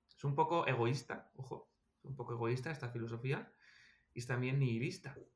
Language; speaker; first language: Spanish; native; Spanish